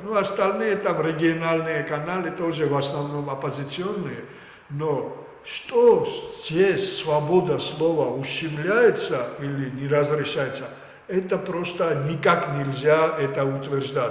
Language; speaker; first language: Russian; non-native, local second language; Georgian